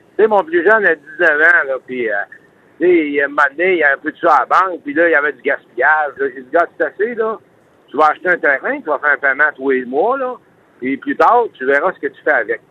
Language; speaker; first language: French; native; French